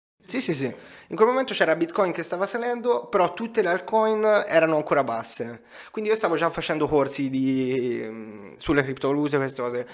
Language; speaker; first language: Italian; native; Italian